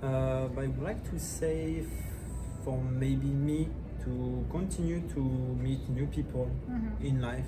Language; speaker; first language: English; non-native, learner; French